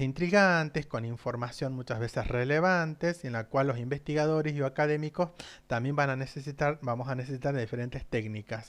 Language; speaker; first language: Spanish; native; Spanish